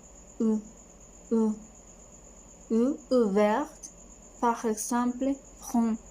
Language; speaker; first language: French; non-native, learner; Spanish